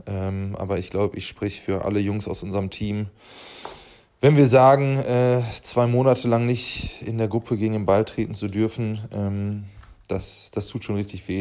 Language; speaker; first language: German; native; German